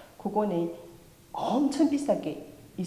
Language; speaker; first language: Korean; non-native, fluent; Chinese